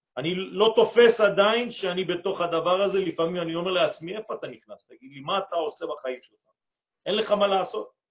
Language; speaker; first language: Hebrew; non-native, fluent; French